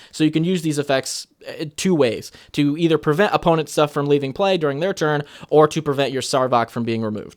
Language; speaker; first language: English; native; English